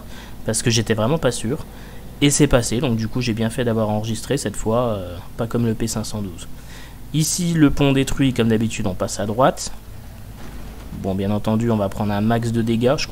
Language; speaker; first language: French; native; French